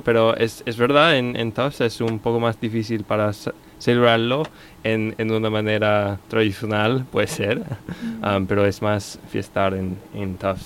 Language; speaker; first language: Spanish; non-native, fluent; English